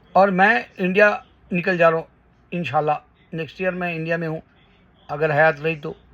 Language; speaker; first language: Urdu; native; Urdu